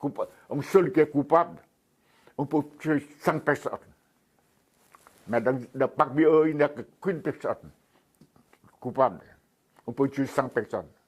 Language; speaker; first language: French; non-native, fluent; Vietnamese